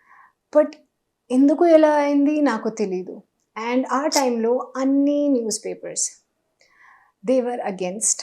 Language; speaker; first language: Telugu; non-native, local second language; Hindi